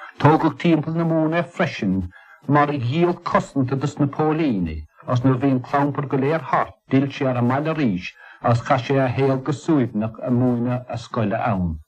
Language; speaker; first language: Irish; native; Irish